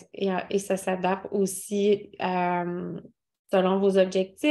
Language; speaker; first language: French; native; French